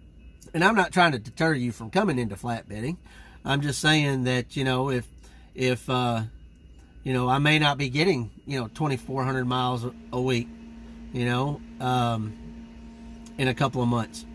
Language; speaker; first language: English; native; English